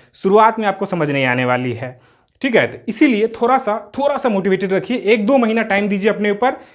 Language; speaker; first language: Hindi; native; Hindi